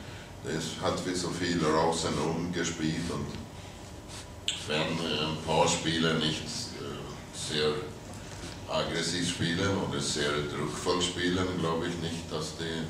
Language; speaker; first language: German; non-native, fluent; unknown